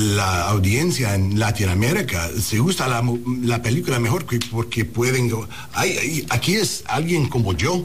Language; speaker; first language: Spanish; early bilingual, heritage; Spanish